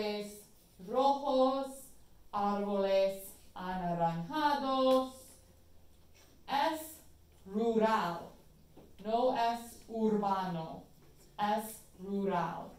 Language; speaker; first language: Spanish; non-native, fluent; English